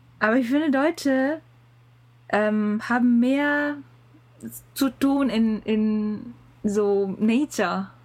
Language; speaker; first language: German; non-native, learner; Japanese